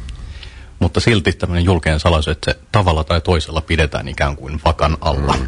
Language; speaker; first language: Finnish; native; Finnish